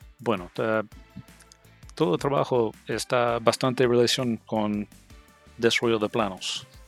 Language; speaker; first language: Spanish; non-native, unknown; English